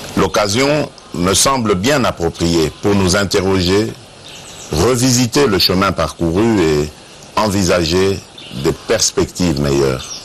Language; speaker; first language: French; non-native, local second language; Luba-Lulua